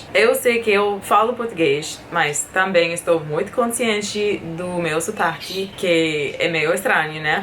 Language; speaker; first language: Portuguese; non-native, fluent; English